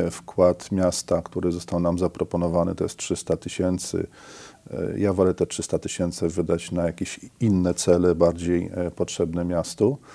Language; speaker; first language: Polish; native; Polish